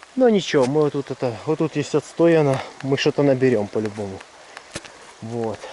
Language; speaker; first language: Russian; native; Russian